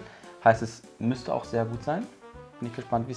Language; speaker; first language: German; native; German